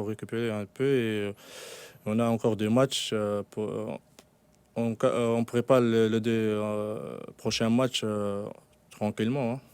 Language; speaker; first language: French; non-native, local second language; Arabic